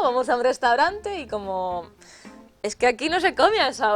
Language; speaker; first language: Spanish; native; Spanish